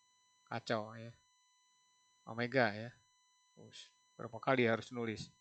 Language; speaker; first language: Indonesian; native; Indonesian